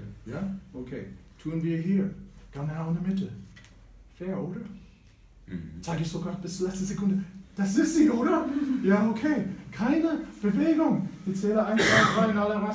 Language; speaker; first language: German; non-native, fluent; English